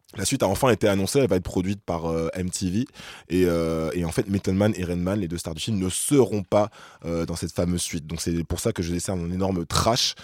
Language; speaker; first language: French; native; French